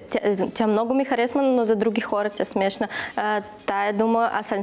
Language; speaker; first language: Bulgarian; non-native, learner; Russian